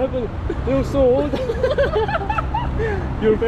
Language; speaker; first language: English; non-native, learner; Korean